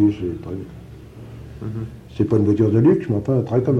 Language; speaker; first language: French; native; French